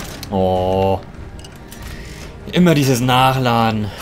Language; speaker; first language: German; native; German